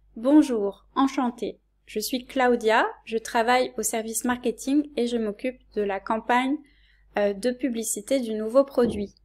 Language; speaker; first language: French; native; French